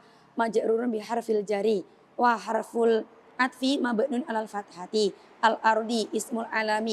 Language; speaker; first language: Arabic; non-native, learner; Indonesian